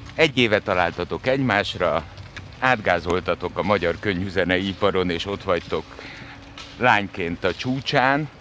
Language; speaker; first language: Hungarian; early bilingual, other home language; Russian